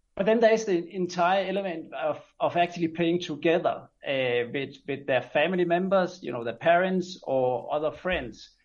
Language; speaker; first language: English; non-native, fluent; Danish